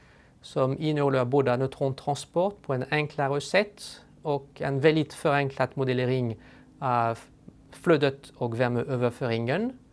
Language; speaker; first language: Swedish; non-native, fluent; French